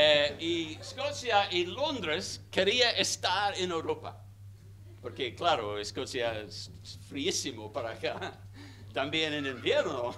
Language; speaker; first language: Spanish; non-native, fluent; English